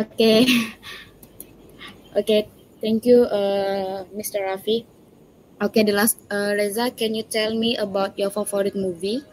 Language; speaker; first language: English; non-native, learner; Indonesian